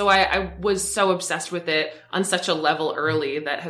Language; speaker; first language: English; native; English